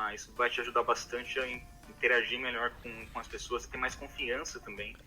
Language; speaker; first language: Portuguese; native; Portuguese